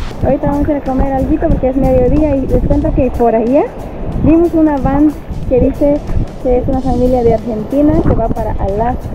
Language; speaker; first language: Spanish; native; Spanish